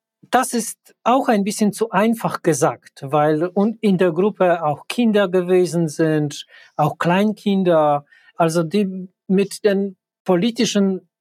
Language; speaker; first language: German; non-native, fluent; Polish